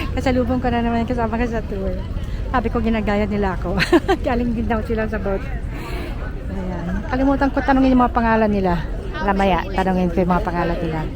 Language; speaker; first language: Filipino; native; Filipino